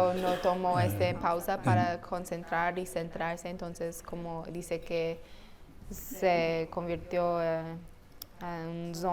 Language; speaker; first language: Spanish; non-native, fluent; English